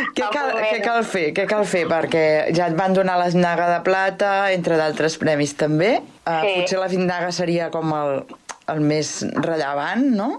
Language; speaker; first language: Catalan; native; Catalan